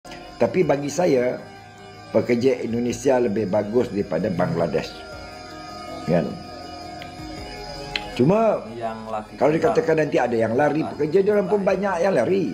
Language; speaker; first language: Malay; native; Malay